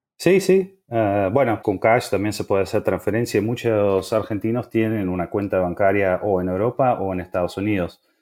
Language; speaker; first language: Spanish; non-native, fluent; Dutch